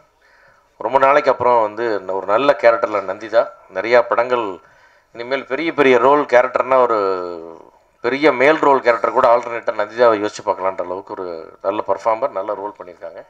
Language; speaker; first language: Tamil; native; Tamil